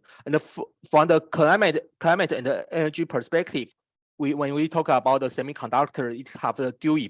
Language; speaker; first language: English; non-native, fluent; Chinese